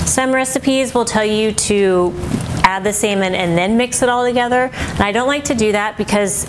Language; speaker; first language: English; native; English